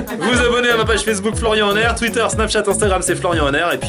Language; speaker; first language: French; native; French